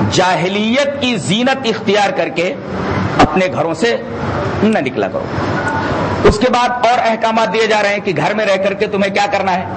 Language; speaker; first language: Urdu; native; Urdu